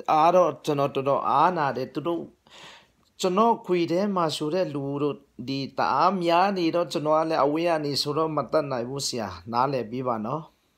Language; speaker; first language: Burmese; non-native, local second language; Tedim Chin